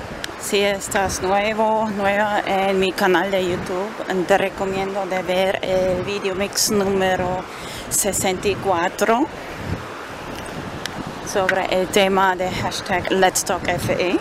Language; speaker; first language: Spanish; non-native, fluent; German